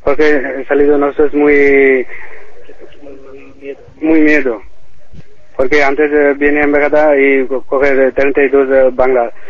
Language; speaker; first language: Spanish; non-native, learner; Bangla